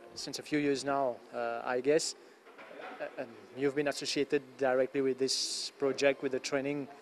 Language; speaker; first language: English; non-native, local second language; Morisyen